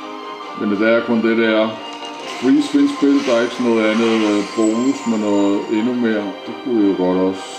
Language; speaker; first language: Danish; native; Danish